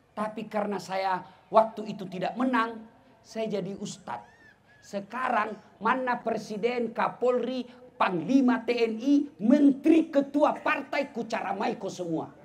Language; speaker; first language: Indonesian; non-native, local second language; Buginese